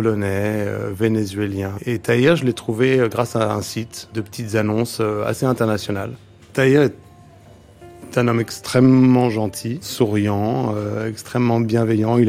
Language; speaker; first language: French; native; French